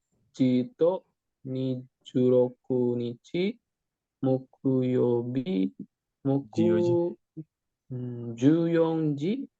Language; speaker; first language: Japanese; non-native, learner; Indonesian